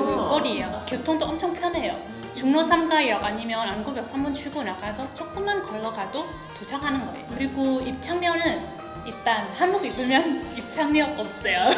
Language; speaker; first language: Korean; non-native, learner; Vietnamese